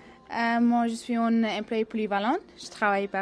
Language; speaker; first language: French; non-native, learner; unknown